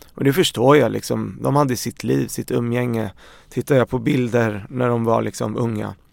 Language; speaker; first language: Swedish; early bilingual, other home language; Arabic